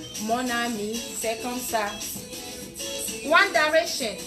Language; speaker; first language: French; non-native, local second language; Ewe